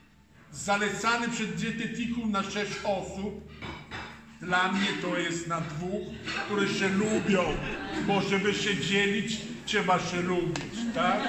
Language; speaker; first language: Polish; non-native, fluent; Italian